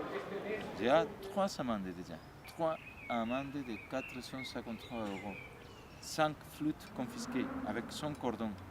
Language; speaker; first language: French; non-native, learner; Spanish